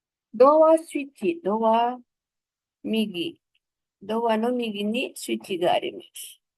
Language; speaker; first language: Japanese; non-native, fluent; Filipino